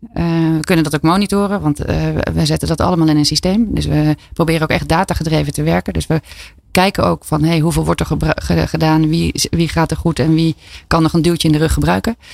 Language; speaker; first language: Dutch; native; Dutch